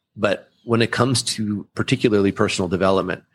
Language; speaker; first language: English; early bilingual, other home language; German